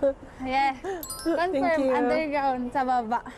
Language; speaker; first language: Korean; non-native, learner; Filipino